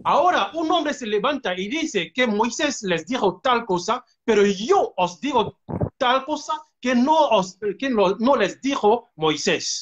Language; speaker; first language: Spanish; non-native, fluent; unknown